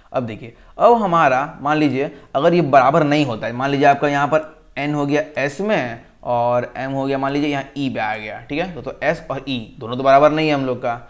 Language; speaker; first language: Hindi; native; Hindi